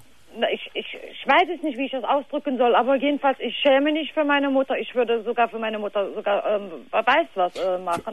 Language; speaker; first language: German; non-native, fluent; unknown